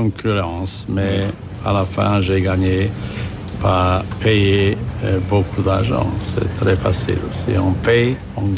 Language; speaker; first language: French; non-native, fluent; German